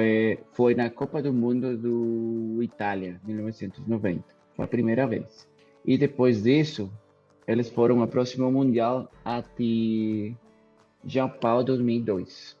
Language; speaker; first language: Portuguese; non-native, fluent; Spanish